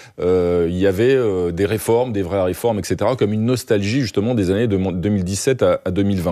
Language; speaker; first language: French; native; French